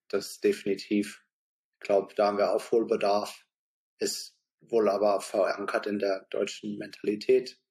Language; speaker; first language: German; native; German